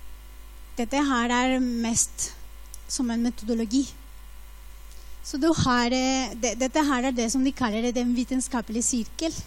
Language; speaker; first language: Norwegian; non-native, fluent; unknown